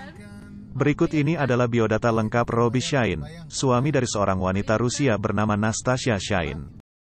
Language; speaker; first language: Indonesian; native; Indonesian